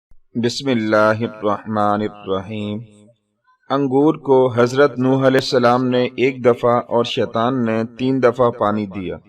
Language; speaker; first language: Urdu; native; Urdu